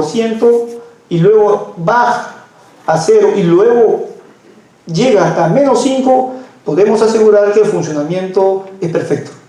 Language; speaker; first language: Spanish; native; Spanish